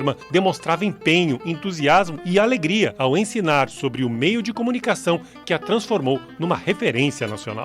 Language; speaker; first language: Portuguese; native; Portuguese